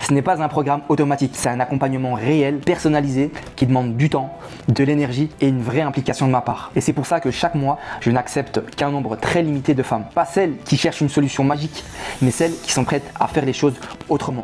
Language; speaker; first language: French; native; French